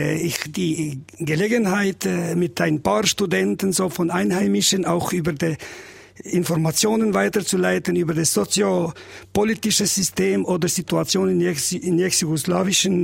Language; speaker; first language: German; non-native, learner; Albanian